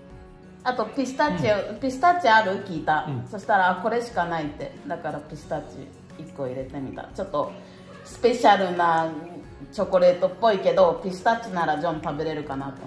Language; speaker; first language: Japanese; native; Japanese